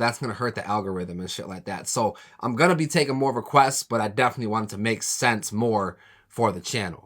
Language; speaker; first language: English; native; English